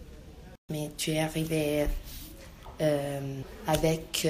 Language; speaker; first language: French; non-native, learner; Italian